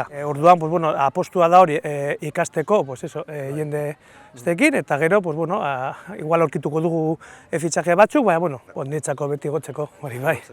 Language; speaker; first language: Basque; non-native, learner; Spanish